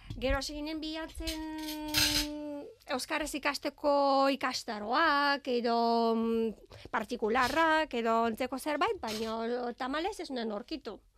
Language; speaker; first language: Basque; non-native, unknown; Bulgarian